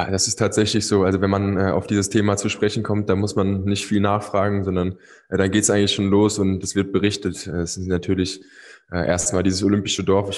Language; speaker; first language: German; native; German